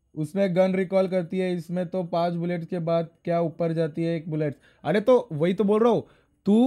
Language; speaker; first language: Hindi; non-native, local second language; Marathi